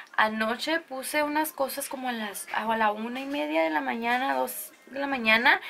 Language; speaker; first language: Spanish; early bilingual, heritage; Spanish